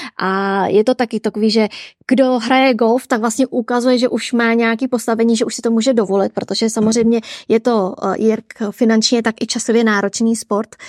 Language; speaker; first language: Czech; early bilingual, other home language; Vietnamese